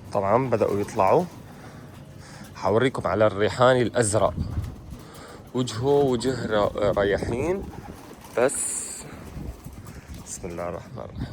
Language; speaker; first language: Arabic; native; Arabic